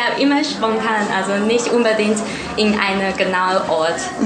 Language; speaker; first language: German; non-native, learner; Chinese